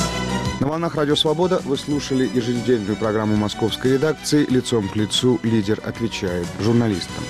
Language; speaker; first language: Russian; native; Russian